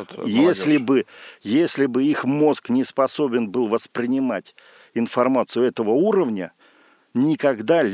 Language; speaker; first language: Russian; native; Russian